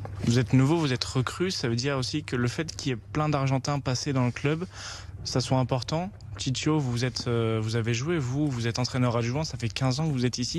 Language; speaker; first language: French; native; French